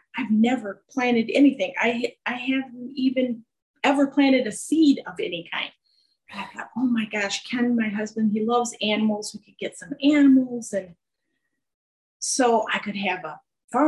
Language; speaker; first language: English; native; English